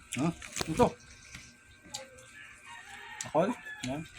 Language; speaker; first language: Filipino; native; Filipino